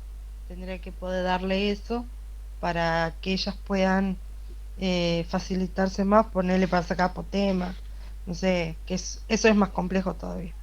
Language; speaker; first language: Spanish; native; Spanish